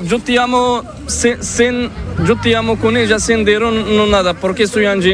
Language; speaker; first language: Spanish; non-native, learner; Arabic